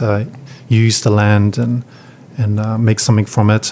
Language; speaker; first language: English; native; English